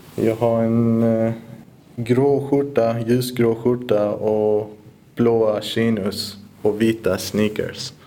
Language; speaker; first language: Swedish; early bilingual, other home language; Persian